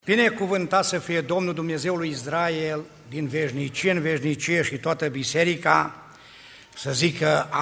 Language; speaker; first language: Romanian; native; Romanian